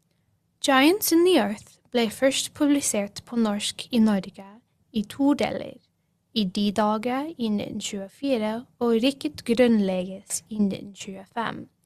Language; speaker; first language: Norwegian; non-native, learner; English